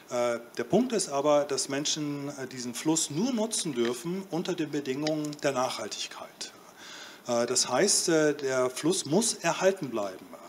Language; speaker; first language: German; native; German